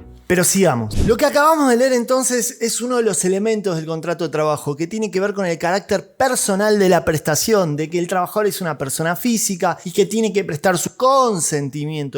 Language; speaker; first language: Spanish; native; Spanish